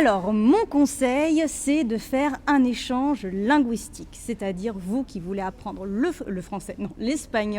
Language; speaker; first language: French; native; French